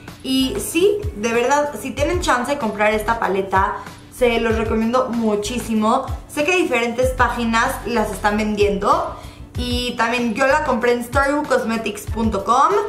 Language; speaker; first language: Spanish; native; Spanish